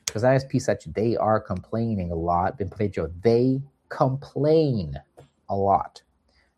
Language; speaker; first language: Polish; early bilingual, heritage; English